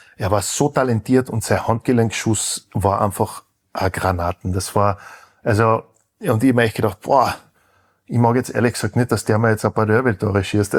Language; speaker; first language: German; native; German